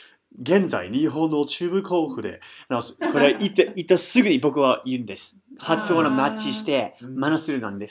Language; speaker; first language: Japanese; non-native, fluent; English